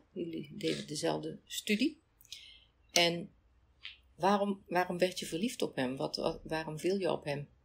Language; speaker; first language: Dutch; native; Dutch